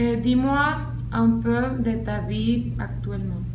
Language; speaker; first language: French; non-native, learner; Spanish